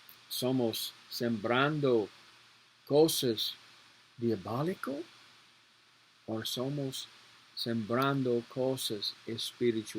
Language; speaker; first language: Spanish; non-native, learner; English